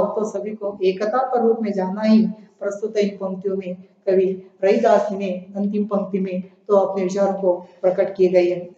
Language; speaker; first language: Hindi; non-native, local second language; Kannada